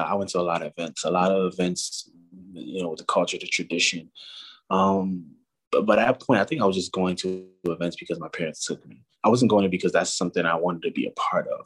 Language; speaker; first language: English; native; English